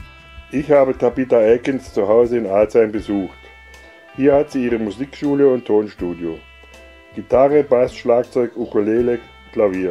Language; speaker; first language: German; native; German